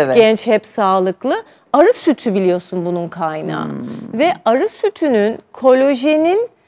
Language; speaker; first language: Turkish; native; Turkish